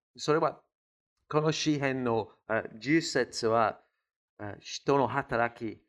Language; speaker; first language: Japanese; non-native, fluent; English